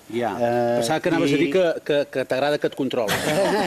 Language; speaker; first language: Catalan; native; Catalan